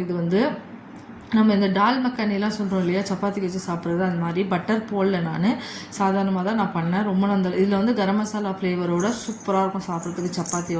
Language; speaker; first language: Tamil; native; Tamil